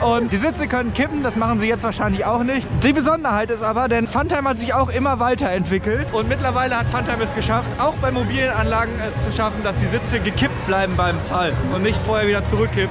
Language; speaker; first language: German; native; German